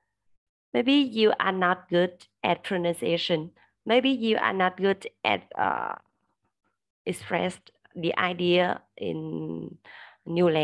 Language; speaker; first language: English; non-native, learner; Vietnamese